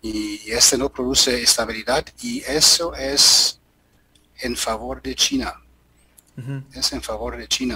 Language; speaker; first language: Spanish; non-native, learner; German